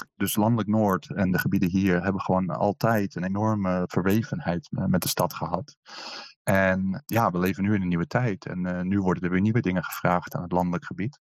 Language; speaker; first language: Dutch; native; Dutch